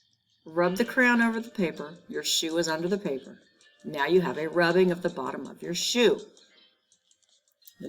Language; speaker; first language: English; native; English